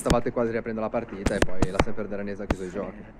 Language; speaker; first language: Italian; native; Italian